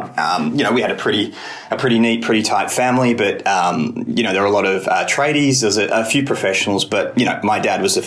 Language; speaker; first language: English; native; English